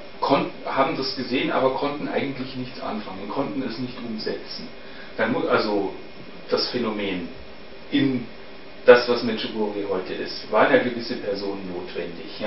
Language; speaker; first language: German; native; German